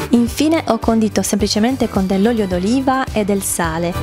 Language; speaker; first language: Italian; native; Italian